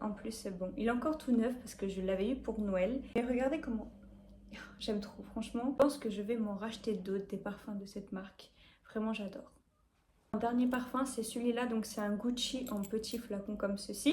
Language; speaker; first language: French; native; French